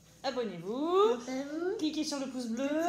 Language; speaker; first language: French; native; French